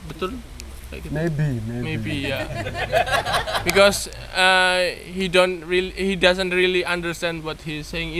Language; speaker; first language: English; non-native, fluent; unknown